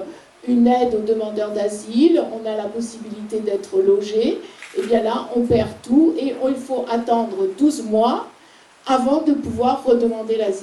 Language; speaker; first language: French; native; French